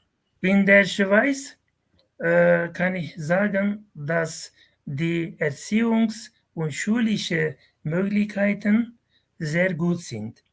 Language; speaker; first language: German; non-native, fluent; Kurdish